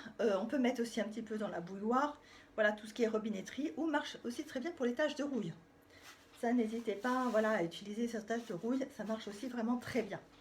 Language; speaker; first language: French; native; French